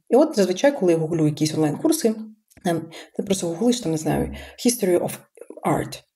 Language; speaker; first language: Ukrainian; early bilingual, other home language; Persian